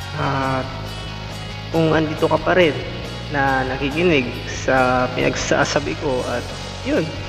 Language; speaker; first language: Filipino; non-native, local second language; Iloko